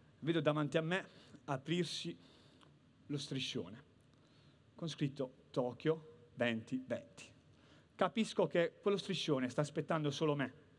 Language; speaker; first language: Italian; native; Italian